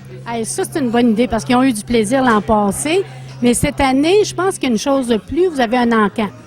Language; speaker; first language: French; native; French